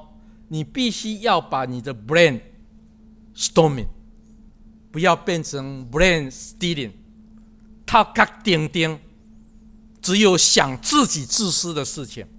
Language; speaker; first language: Chinese; non-native, local second language; Min Nan Chinese